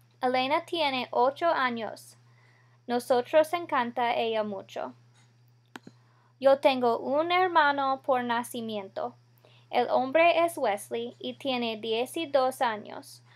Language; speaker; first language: Spanish; non-native, learner; English